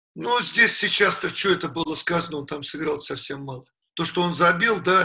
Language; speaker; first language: Russian; native; Russian